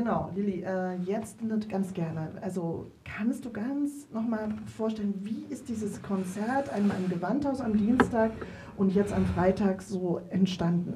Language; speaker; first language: German; native; German